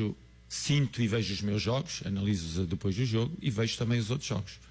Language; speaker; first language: Portuguese; native; Portuguese